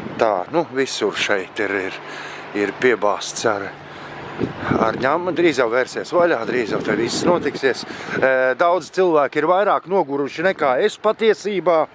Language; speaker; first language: Latvian; non-native, local second language; Russian